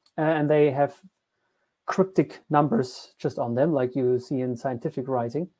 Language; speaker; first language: English; non-native, fluent; German